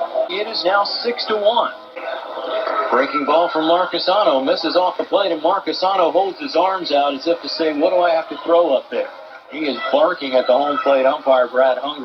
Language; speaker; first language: English; native; English